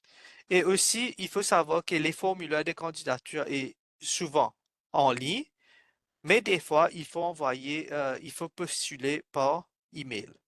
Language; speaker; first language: French; non-native, fluent; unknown